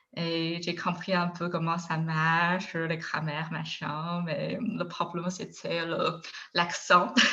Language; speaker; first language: French; non-native, fluent; Chinese